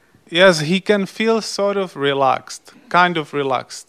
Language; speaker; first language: English; non-native, fluent; Czech